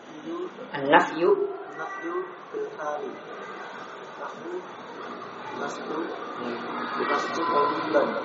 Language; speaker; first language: Arabic; non-native, learner; Indonesian